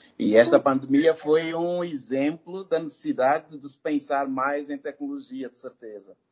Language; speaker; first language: Portuguese; native; Portuguese